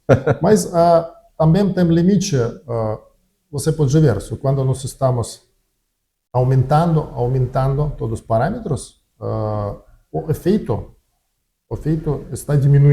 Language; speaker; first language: Portuguese; non-native, learner; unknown